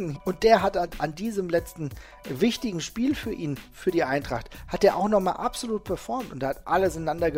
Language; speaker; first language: German; native; German